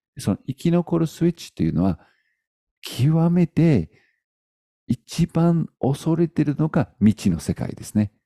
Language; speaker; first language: Japanese; non-native, fluent; English